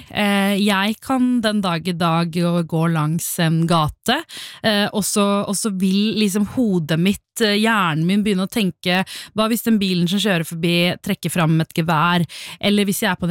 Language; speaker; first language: Norwegian; early bilingual, other home language; Tamil